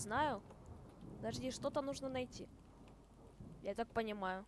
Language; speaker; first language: Russian; native; Russian